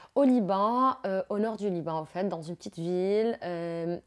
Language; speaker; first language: French; non-native, local second language; Arabic